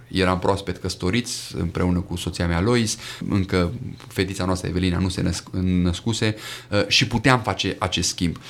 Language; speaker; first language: Romanian; native; Romanian